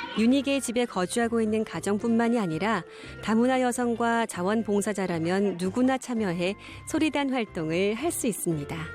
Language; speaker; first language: Korean; native; Korean